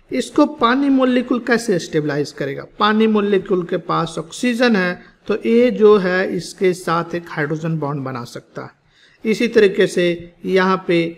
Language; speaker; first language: Hindi; native; Hindi